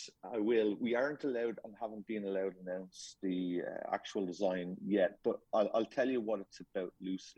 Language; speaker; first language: English; native; English